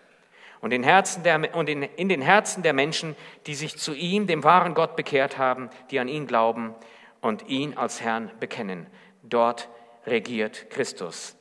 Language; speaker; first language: German; native; German